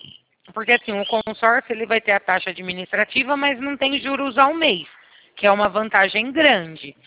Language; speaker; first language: Portuguese; native; Portuguese